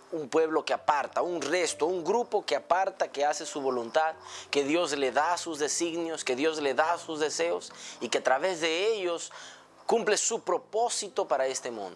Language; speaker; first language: Spanish; native; Spanish